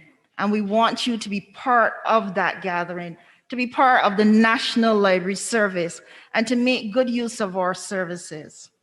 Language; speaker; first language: English; native; English